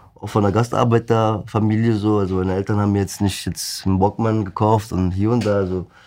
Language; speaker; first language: German; early bilingual, other home language; Turkish